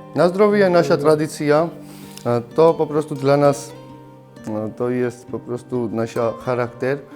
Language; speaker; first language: Polish; non-native, fluent; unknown